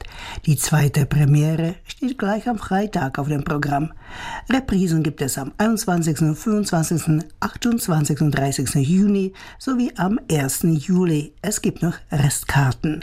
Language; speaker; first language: German; native; German